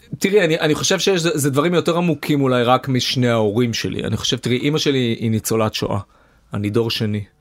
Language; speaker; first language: Hebrew; native; Hebrew